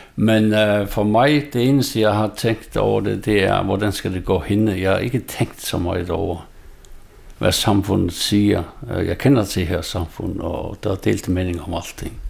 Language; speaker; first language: Danish; non-native, local second language; Faroese